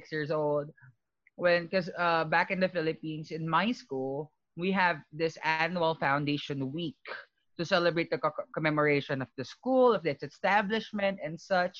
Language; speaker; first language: English; non-native, local second language; Filipino